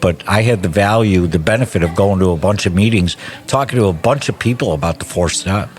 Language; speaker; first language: English; native; English